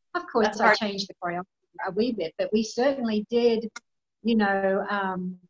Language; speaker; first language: English; native; English